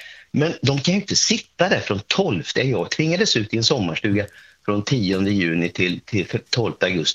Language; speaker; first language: Swedish; native; Swedish